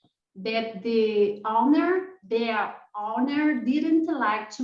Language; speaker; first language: English; non-native, learner; Portuguese